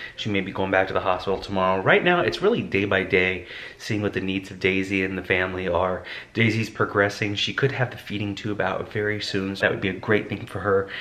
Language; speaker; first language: English; native; English